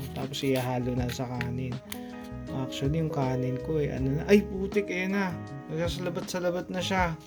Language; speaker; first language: Filipino; native; Filipino